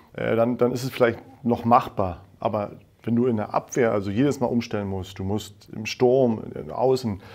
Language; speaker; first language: German; native; German